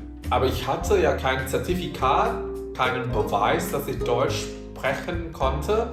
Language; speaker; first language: German; non-native, fluent; Indonesian